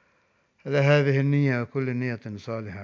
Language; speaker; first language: Arabic; non-native, fluent; Indonesian